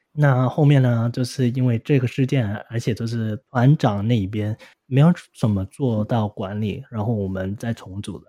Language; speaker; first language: Chinese; non-native, local second language; Cantonese